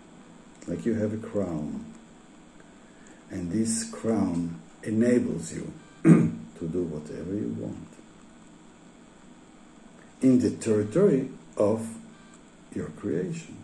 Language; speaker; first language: English; non-native, fluent; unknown